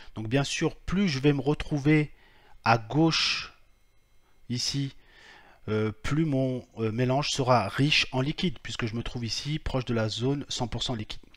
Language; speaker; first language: French; native; French